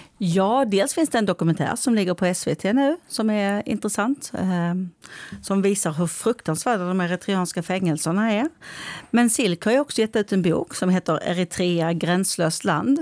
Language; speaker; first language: Swedish; native; Swedish